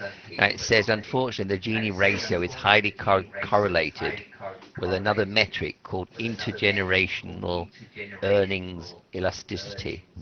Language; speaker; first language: English; non-native, fluent; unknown